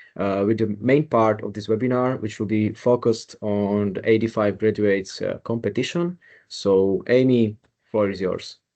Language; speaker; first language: English; non-native, fluent; Slovak